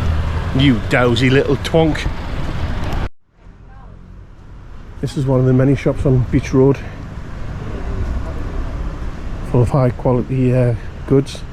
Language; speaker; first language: English; native; English